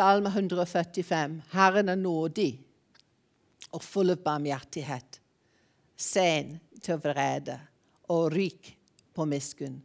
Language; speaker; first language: Norwegian; non-native, fluent; English